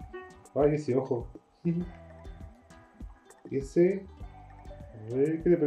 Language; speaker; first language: Spanish; native; Spanish